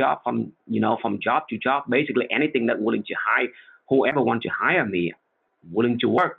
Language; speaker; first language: English; non-native, fluent; Vietnamese